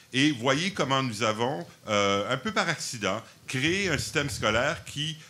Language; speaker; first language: French; non-native, local second language; English